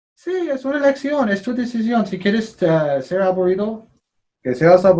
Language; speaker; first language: Spanish; non-native, learner; English